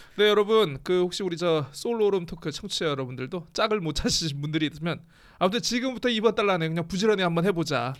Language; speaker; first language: Korean; native; Korean